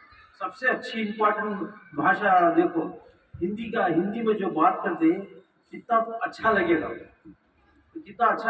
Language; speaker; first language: Hindi; non-native, local second language; Kannada